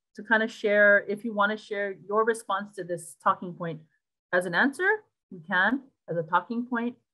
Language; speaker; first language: English; native; English